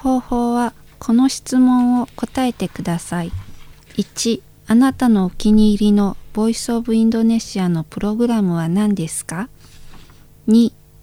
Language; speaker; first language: Japanese; non-native, learner; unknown